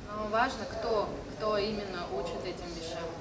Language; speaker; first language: Russian; native; Russian